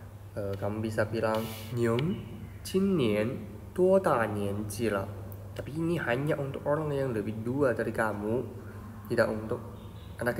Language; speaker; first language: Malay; non-native, fluent; Chinese